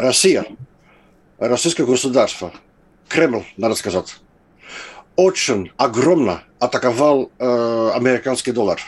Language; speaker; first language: Russian; non-native, fluent; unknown